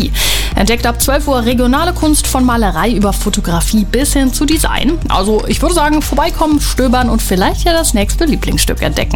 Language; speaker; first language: German; native; German